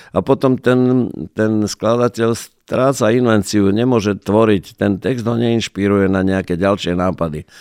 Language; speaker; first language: Slovak; native; Slovak